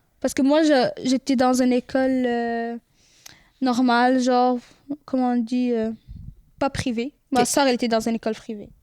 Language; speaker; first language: French; early bilingual, other home language; Arabic